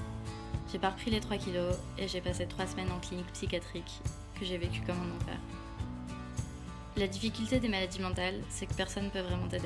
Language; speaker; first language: French; native; French